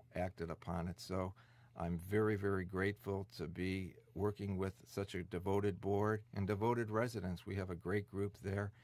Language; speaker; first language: English; native; English